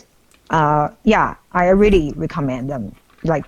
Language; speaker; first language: English; non-native, fluent; Chinese